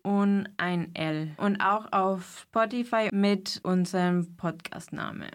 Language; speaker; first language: German; non-native, fluent; Spanish